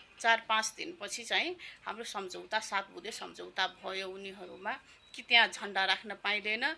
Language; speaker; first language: Nepali; non-native, local second language; Maithili